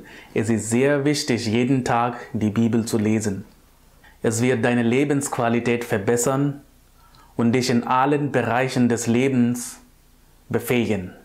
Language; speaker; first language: German; non-native, fluent; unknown